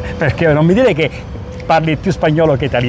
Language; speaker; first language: Italian; native; Italian